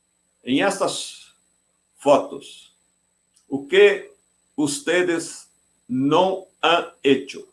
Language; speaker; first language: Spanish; non-native, fluent; Portuguese